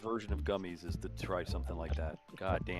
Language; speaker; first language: English; native; English